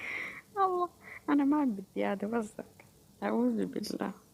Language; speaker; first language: Arabic; non-native, learner; Oromo